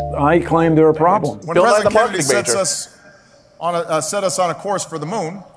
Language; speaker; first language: English; native; English